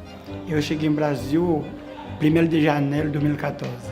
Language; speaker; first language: Portuguese; non-native, learner; Haitian Creole